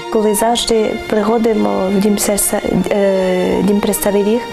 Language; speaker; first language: Ukrainian; non-native, learner; French